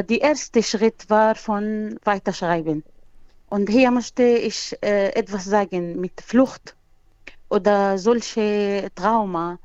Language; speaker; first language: German; non-native, learner; Arabic